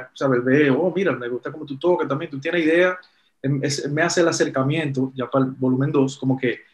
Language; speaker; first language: Spanish; early bilingual, heritage; Spanish